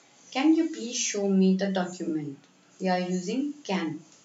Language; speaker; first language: English; non-native, local second language; Hindi